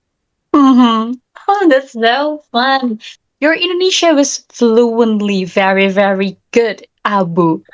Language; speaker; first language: English; non-native, learner; Indonesian